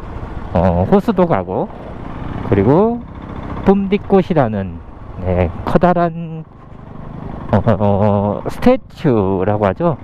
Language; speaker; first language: Korean; native; Korean